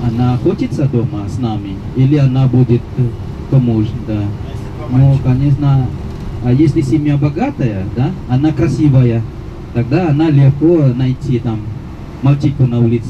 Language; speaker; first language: Russian; non-native, fluent; Balinese